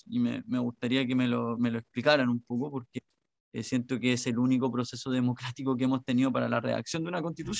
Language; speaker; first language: Spanish; native; Spanish